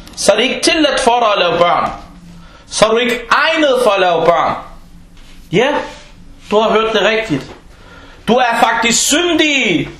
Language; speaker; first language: Danish; early bilingual, other home language; Arabic